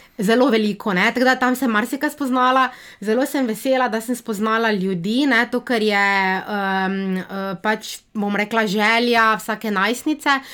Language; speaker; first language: Slovenian; native; Slovenian